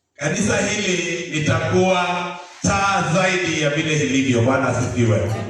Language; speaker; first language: Swahili; non-native, local second language; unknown